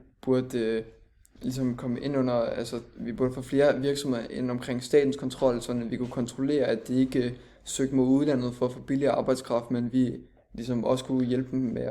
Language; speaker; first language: Danish; native; Danish